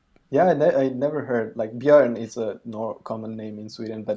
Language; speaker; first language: English; non-native, fluent; Spanish